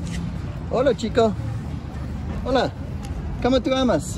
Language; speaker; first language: Spanish; non-native, learner; English